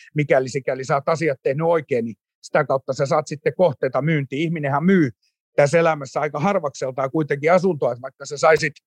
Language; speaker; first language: Finnish; native; Finnish